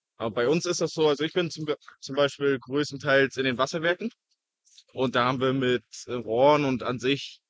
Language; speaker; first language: German; native; German